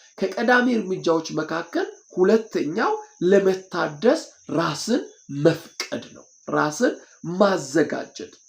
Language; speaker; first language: Amharic; non-native, local second language; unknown